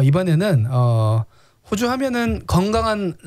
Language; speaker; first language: Korean; native; Korean